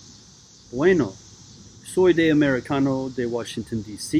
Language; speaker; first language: Spanish; non-native, learner; English